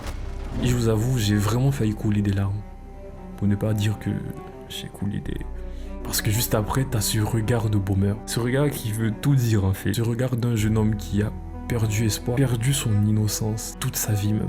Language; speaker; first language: French; native; French